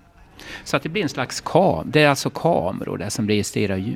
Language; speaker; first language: Swedish; native; Swedish